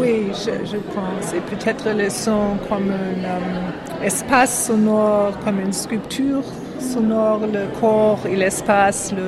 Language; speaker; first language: French; non-native, fluent; German